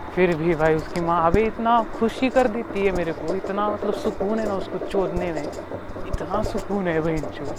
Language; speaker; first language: Hindi; non-native, local second language; Marathi